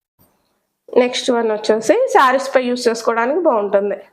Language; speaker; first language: Telugu; native; Telugu